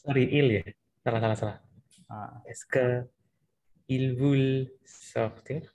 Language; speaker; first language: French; non-native, learner; Indonesian